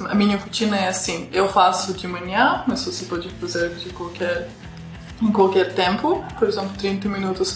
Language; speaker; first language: Portuguese; non-native, fluent; Russian